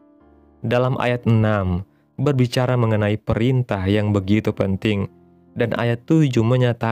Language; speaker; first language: Indonesian; native; Indonesian